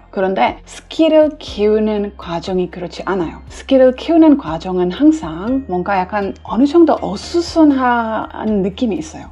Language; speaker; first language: Korean; non-native, fluent; English